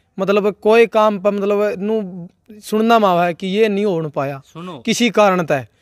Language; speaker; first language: Hindi; native; Hindi